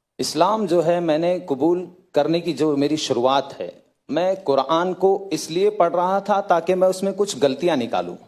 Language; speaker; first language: Hindi; native; Hindi